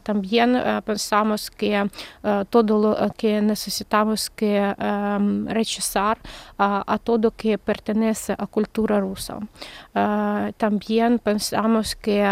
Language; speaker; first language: Spanish; non-native, learner; Ukrainian